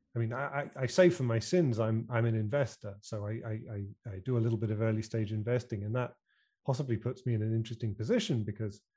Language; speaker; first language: English; native; English